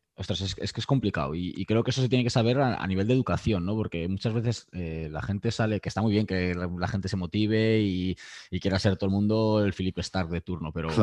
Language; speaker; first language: Spanish; native; Spanish